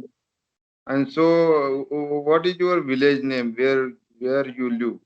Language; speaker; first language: English; non-native, local second language; Marathi